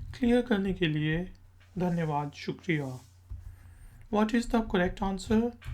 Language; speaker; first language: Urdu; native; Urdu